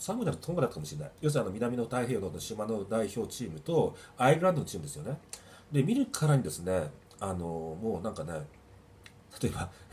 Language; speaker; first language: Japanese; native; Japanese